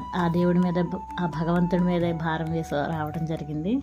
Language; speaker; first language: Telugu; native; Telugu